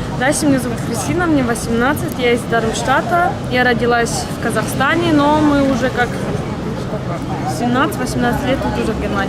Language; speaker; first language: Russian; early bilingual, other home language; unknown